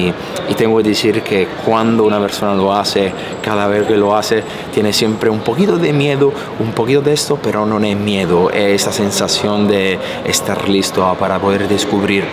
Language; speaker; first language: Spanish; non-native, fluent; Italian